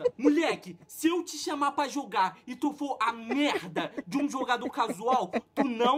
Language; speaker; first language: Portuguese; native; Portuguese